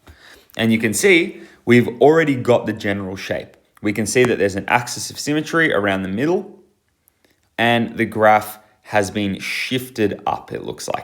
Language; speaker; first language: English; native; English